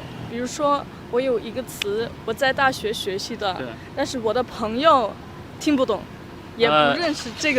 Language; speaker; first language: Chinese; non-native, fluent; German